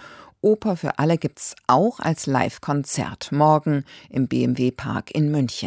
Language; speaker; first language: German; native; German